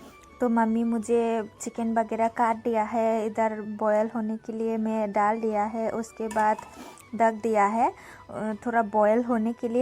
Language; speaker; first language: Hindi; non-native, local second language; Kok Borok